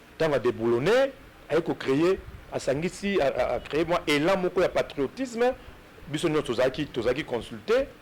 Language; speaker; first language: Lingala; native; Lingala